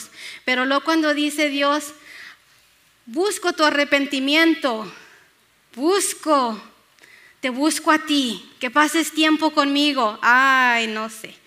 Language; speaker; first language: Spanish; early bilingual, other home language; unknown